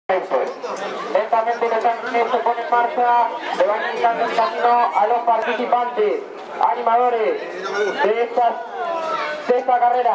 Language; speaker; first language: Spanish; native; Spanish